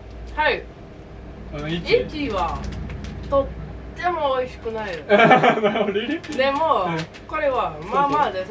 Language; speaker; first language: Japanese; non-native, learner; English